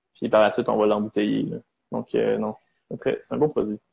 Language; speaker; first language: French; native; French